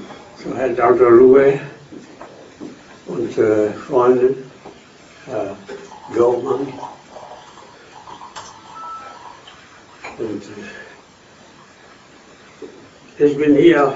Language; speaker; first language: German; non-native, fluent; Hindi